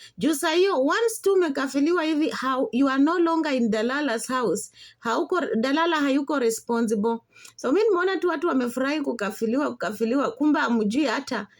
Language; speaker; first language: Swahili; non-native, local second language; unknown